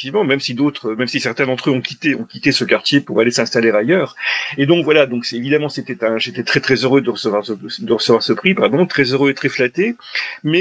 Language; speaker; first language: French; native; French